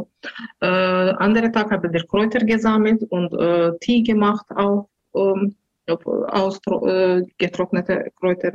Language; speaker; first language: German; non-native, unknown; Azerbaijani